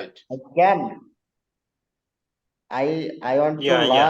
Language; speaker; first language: English; non-native, learner; Bangla